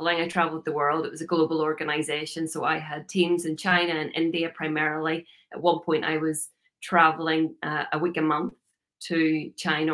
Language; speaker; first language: English; native; English